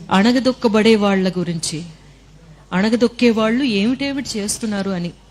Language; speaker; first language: Telugu; native; Telugu